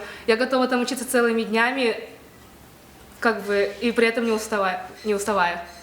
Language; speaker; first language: Russian; native; Russian